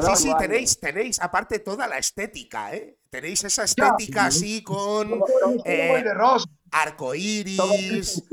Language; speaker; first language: Spanish; native; Spanish